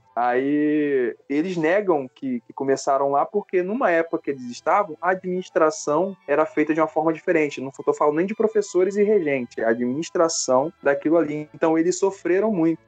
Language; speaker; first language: Portuguese; native; Portuguese